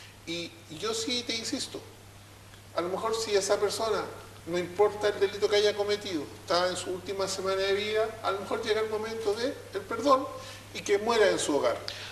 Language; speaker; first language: Spanish; native; Spanish